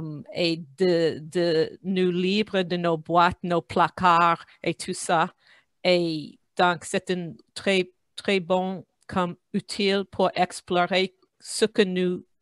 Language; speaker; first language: French; non-native, fluent; English